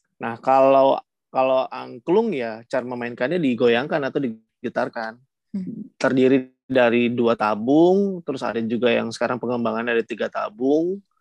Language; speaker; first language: Indonesian; native; Indonesian